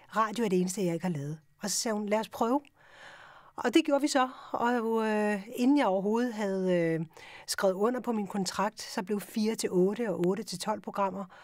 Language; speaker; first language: Danish; early bilingual, other home language; Urdu